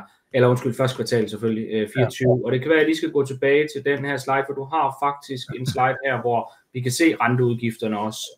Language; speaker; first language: Danish; native; Danish